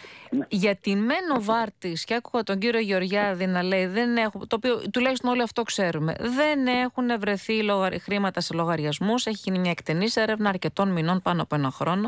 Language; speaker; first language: Greek; native; Greek